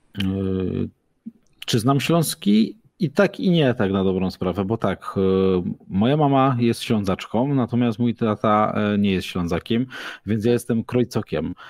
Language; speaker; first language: Polish; native; Polish